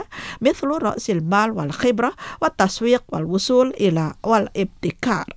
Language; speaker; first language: Arabic; non-native, fluent; Indonesian